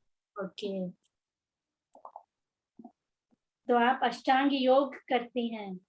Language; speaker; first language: Hindi; native; Hindi